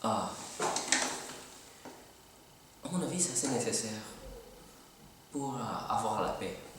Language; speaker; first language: French; non-native, learner; Filipino